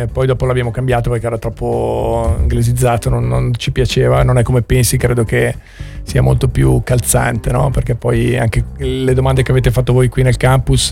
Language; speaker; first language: Italian; native; Italian